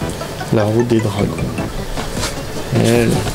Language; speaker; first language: French; native; French